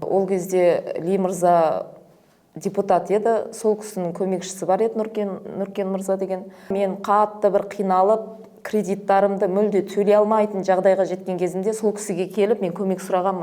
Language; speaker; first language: Kazakh; native; Kazakh